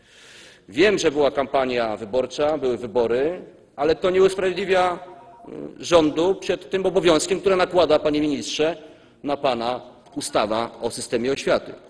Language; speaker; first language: Polish; native; Polish